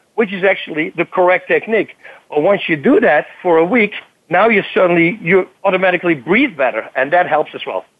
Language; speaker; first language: English; non-native, fluent; Dutch